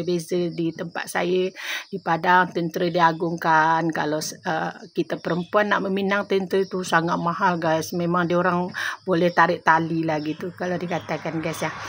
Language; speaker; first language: Malay; non-native, local second language; Minangkabau